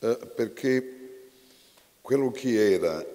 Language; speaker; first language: Italian; non-native, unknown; Portuguese